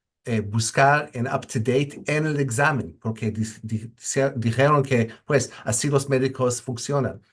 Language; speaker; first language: Spanish; non-native, fluent; English